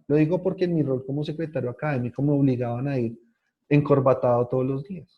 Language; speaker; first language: Spanish; native; Spanish